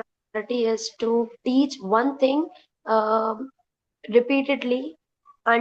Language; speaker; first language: English; non-native, learner; Urdu